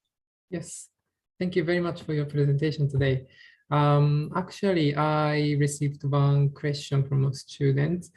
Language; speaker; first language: English; non-native, learner; Japanese